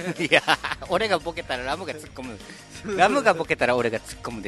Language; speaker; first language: Japanese; native; Japanese